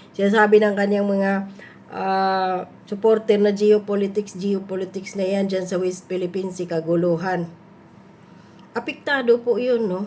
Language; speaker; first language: Filipino; native; Filipino